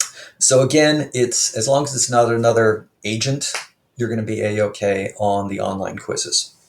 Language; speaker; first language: English; native; English